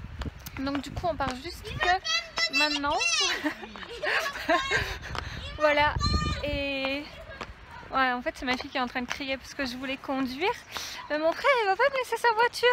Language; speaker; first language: French; native; French